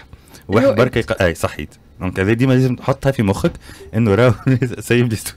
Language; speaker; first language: Arabic; native; Arabic